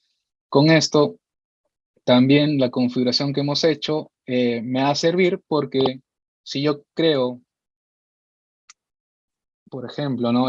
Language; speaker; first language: Spanish; native; Spanish